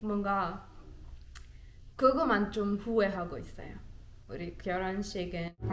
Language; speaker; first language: Korean; non-native, learner; German